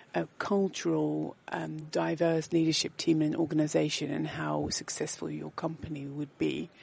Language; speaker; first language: English; non-native, fluent; Dutch